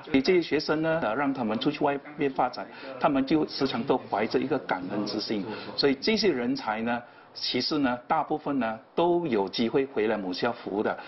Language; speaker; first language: Chinese; native; Chinese